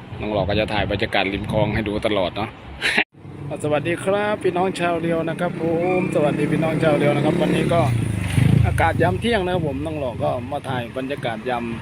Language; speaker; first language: Thai; native; Thai